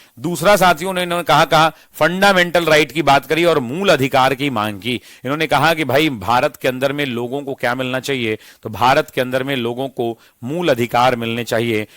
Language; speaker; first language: Hindi; native; Hindi